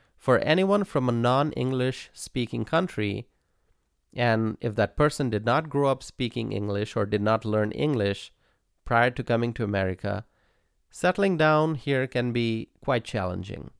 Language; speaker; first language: English; non-native, local second language; Bangla